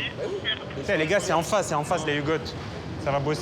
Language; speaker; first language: French; native; French